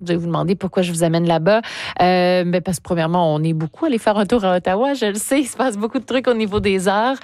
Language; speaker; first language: French; native; French